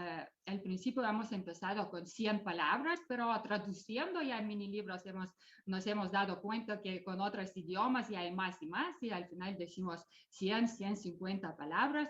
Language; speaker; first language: Spanish; non-native, fluent; Lithuanian